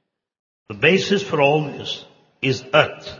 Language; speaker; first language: English; non-native, local second language; Telugu